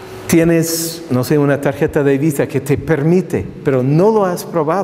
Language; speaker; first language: Spanish; non-native, fluent; English